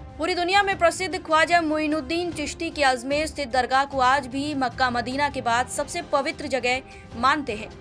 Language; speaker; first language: Hindi; native; Hindi